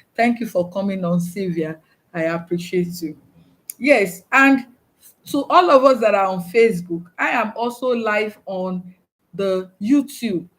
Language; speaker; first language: English; non-native, local second language; Yoruba